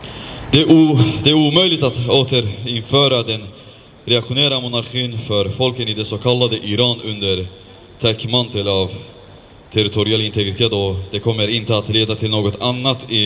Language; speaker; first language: Swedish; non-native, fluent; Azerbaijani